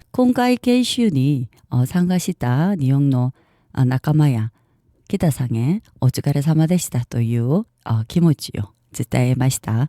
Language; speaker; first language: Japanese; non-native, learner; Korean